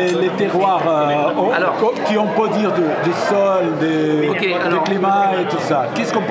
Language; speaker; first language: French; non-native, learner; Portuguese